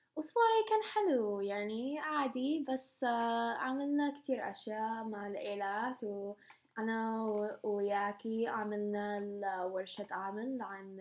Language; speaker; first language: Arabic; non-native, learner; English